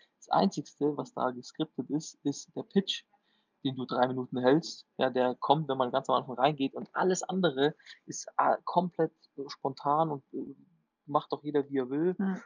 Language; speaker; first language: German; native; German